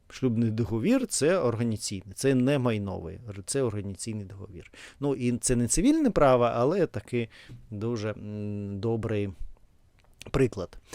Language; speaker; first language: Ukrainian; non-native, learner; Russian